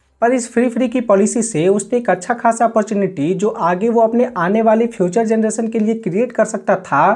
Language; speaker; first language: Hindi; native; Hindi